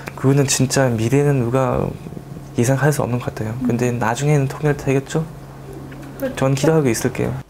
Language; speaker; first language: Korean; early bilingual, heritage; Korean